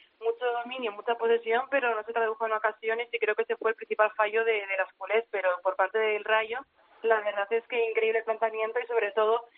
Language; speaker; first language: Spanish; native; Spanish